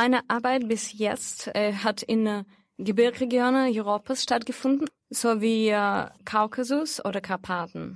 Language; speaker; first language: German; non-native, fluent; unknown